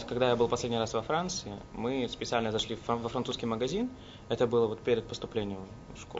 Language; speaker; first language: Russian; native; Russian